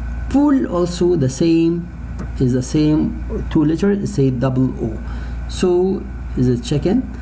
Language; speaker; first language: English; non-native, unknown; Arabic